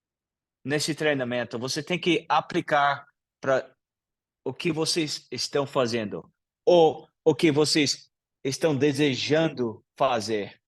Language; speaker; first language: Portuguese; non-native, learner; English